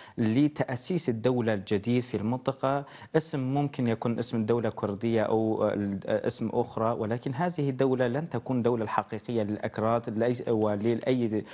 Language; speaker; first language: Arabic; non-native, fluent; Turkish